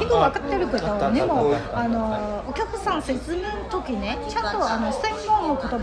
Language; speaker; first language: Japanese; non-native, fluent; Chinese